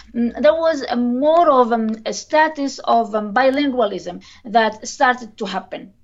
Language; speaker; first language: English; non-native, fluent; Arabic